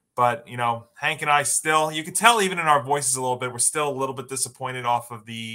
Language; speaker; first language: English; native; English